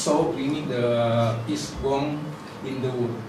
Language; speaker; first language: English; non-native, learner; Indonesian